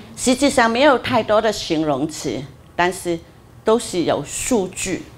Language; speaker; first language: Chinese; non-native, fluent; Cantonese